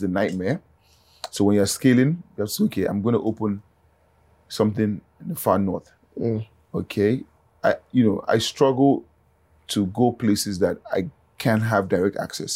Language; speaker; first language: English; non-native, local second language; Yoruba